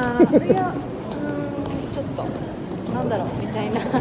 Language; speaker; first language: Japanese; non-native, learner; Filipino